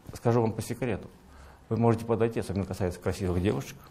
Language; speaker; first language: Russian; native; Russian